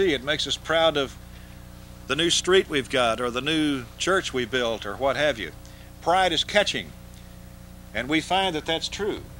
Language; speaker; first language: English; native; English